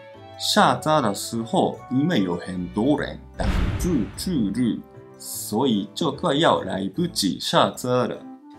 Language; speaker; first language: Chinese; non-native, fluent; Japanese